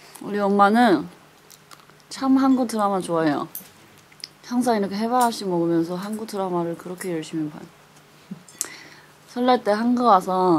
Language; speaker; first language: Korean; non-native, fluent; Chinese